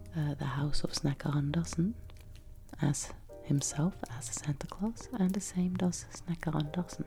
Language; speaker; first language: English; non-native, fluent; Norwegian